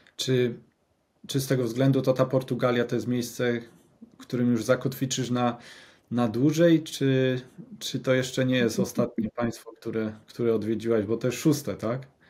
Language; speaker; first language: Polish; native; Polish